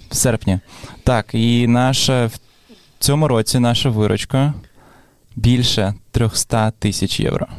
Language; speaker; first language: Ukrainian; non-native, local second language; Russian